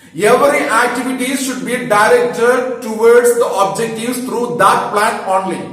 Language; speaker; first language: English; non-native, local second language; Malayalam